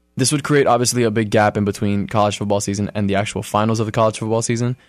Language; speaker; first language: English; native; English